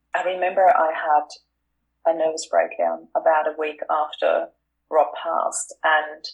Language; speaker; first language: English; non-native, fluent; German